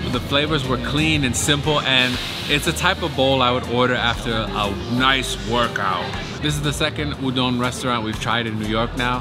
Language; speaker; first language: English; native; English